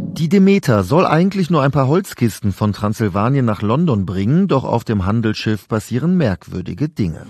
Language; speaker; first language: German; native; German